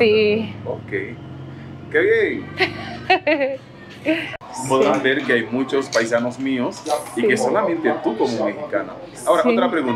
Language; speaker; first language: Spanish; non-native, fluent; Haitian Creole